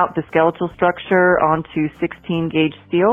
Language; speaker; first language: English; native; English